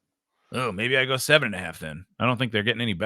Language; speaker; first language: English; native; English